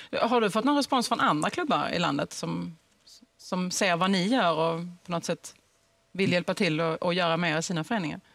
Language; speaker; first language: Swedish; native; Swedish